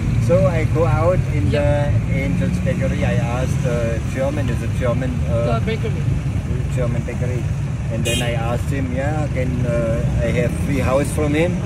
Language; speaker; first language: English; non-native, learner; German